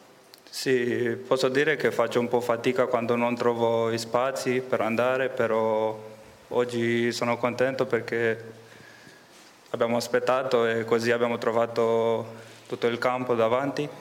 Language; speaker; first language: Italian; non-native, fluent; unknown